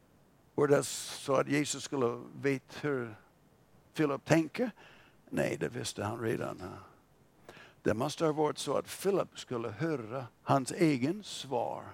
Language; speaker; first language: Swedish; non-native, fluent; English